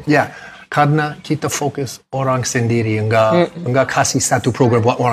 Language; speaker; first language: Indonesian; non-native, learner; English